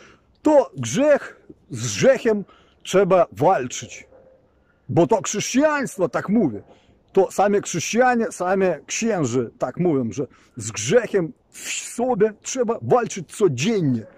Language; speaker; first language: Polish; non-native, fluent; Ukrainian